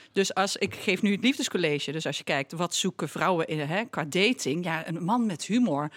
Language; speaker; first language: Dutch; native; Dutch